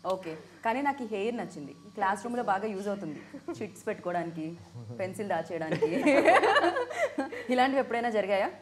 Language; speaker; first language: Telugu; native; Telugu